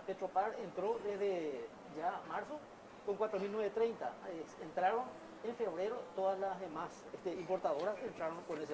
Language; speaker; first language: Spanish; native; Spanish